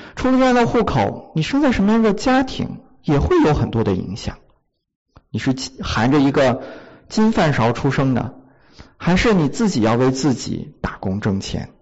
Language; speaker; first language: Chinese; native; Chinese